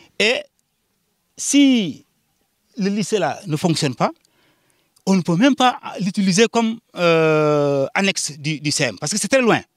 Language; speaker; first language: French; non-native, local second language; Jola-Fonyi